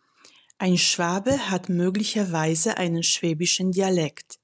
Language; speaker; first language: German; non-native, fluent; Polish